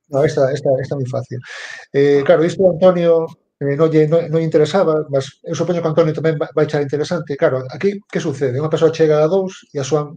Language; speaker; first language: Galician; non-native, local second language; Spanish